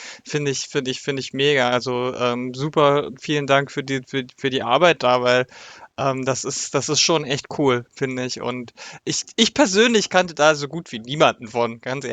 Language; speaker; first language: German; native; German